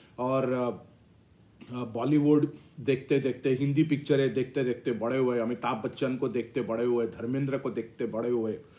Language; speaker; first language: Hindi; non-native, local second language; Tamil